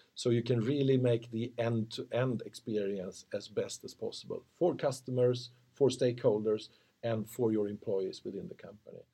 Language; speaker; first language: English; non-native, fluent; Swedish